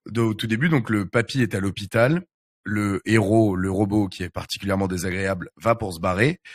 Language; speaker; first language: French; native; French